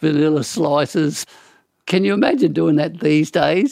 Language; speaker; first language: English; native; English